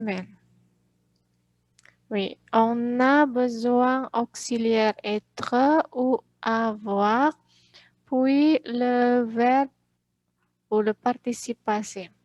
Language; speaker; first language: French; non-native, fluent; Indonesian